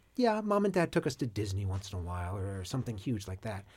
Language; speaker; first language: English; native; English